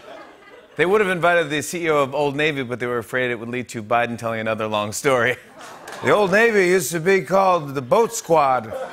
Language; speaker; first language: English; native; English